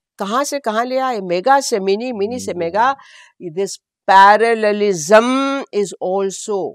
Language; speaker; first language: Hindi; non-native, local second language; Gujarati